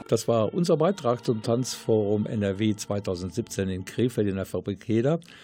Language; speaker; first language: German; native; German